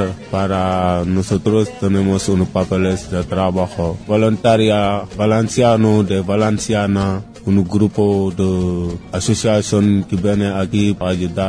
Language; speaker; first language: Spanish; non-native, learner; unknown